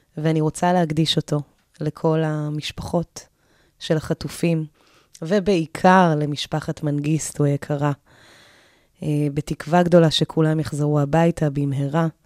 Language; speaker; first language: Hebrew; early bilingual, other home language; Amharic